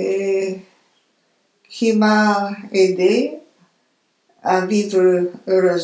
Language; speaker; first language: French; non-native, fluent; Romanian